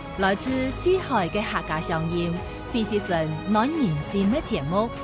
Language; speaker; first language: Chinese; non-native, local second language; Cantonese